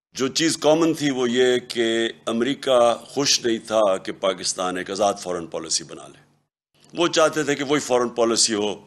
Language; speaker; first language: Urdu; native; Urdu